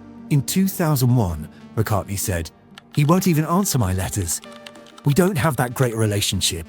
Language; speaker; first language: English; native; English